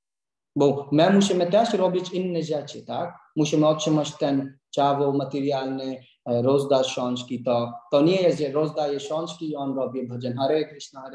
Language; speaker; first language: Polish; non-native, learner; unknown